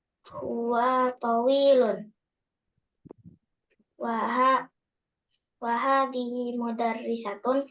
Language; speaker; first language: Arabic; non-native, learner; Indonesian